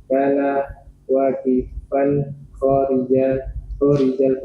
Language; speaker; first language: Arabic; non-native, learner; Indonesian